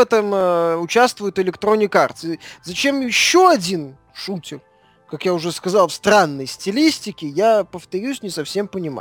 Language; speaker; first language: Russian; native; Russian